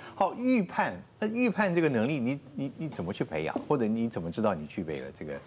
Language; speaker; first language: Chinese; native; Chinese